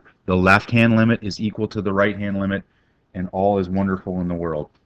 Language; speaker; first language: English; native; English